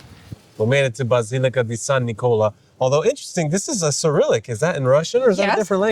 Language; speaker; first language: English; native; English